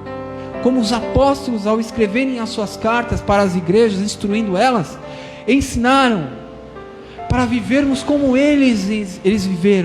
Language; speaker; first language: Portuguese; native; Portuguese